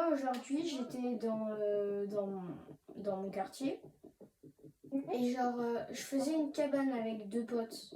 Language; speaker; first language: French; native; French